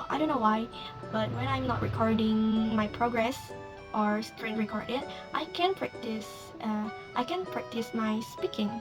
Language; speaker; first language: English; non-native, learner; Indonesian